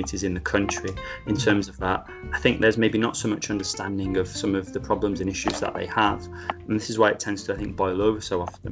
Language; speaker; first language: English; native; English